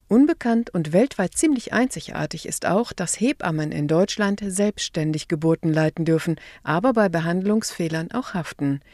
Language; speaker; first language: German; native; German